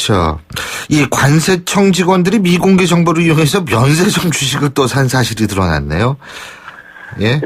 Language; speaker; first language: Korean; native; Korean